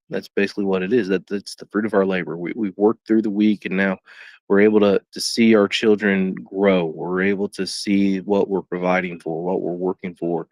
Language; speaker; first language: English; native; English